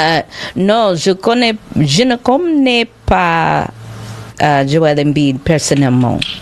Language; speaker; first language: French; non-native, learner; English